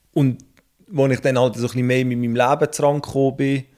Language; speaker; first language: German; native; German